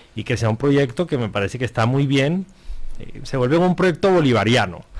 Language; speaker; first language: Spanish; native; Spanish